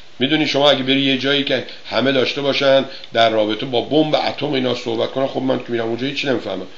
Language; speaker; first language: Persian; native; Persian